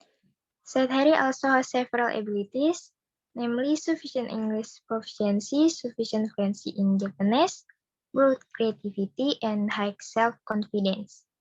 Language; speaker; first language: English; non-native, learner; Indonesian